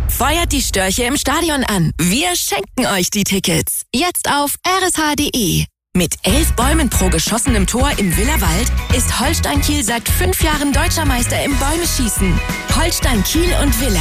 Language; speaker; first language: German; native; German